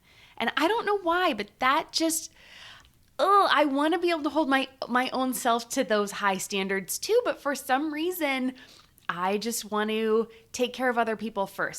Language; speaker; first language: English; native; English